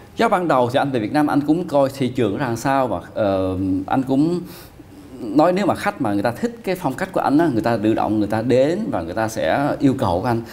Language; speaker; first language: Vietnamese; early bilingual, heritage; Vietnamese